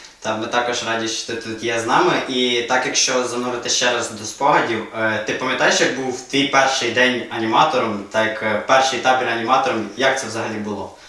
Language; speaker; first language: Ukrainian; native; Ukrainian